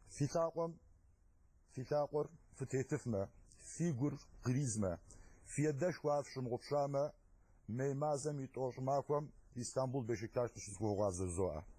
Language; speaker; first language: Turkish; non-native, local second language; Adyghe